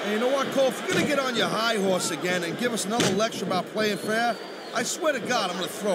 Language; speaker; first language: English; native; English